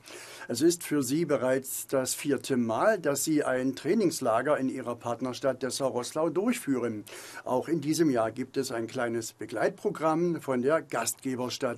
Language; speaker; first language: German; native; German